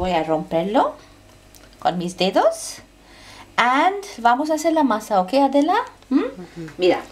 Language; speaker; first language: Spanish; non-native, fluent; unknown